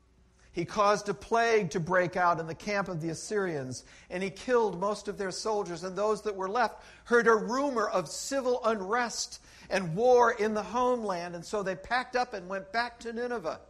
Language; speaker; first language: English; native; English